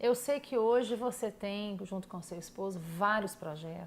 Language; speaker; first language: Portuguese; native; Portuguese